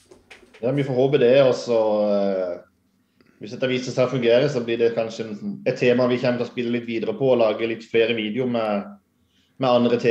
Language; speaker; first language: Norwegian; native; Norwegian